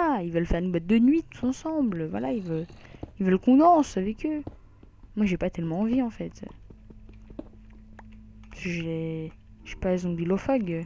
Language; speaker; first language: French; native; French